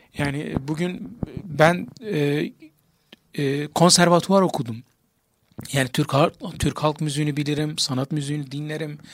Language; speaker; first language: Turkish; non-native, local second language; Kurdish